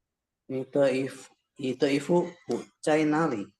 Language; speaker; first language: Chinese; non-native, learner; Indonesian